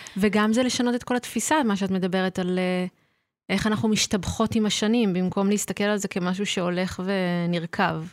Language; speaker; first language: Hebrew; native; Hebrew